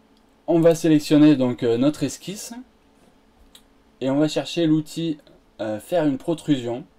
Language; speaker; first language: French; native; French